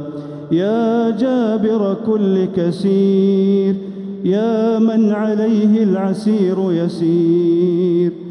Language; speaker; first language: Arabic; native; Arabic